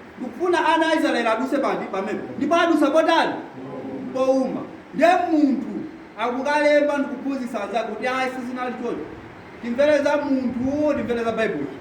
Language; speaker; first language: Nyanja; non-native, local second language; Tumbuka